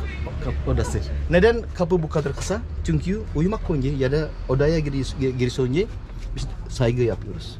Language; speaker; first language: Turkish; non-native, learner; Indonesian